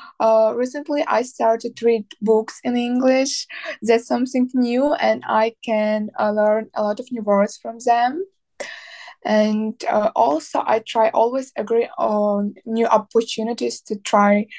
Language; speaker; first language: English; non-native, learner; Ukrainian